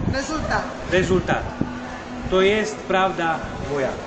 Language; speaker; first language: Russian; non-native, learner; Slovak